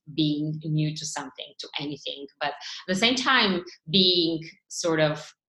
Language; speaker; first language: English; non-native, fluent; Bulgarian